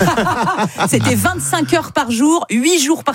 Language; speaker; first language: French; native; French